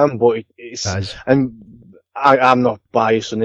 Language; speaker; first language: English; native; English